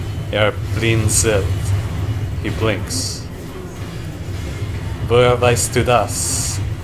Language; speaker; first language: German; non-native, learner; English